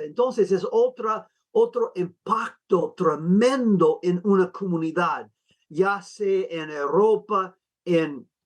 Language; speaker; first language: Spanish; non-native, fluent; English